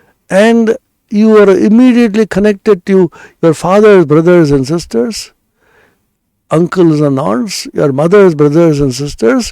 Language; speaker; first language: English; non-native, local second language; Bangla